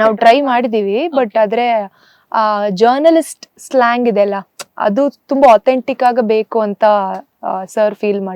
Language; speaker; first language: Kannada; early bilingual, heritage; Kannada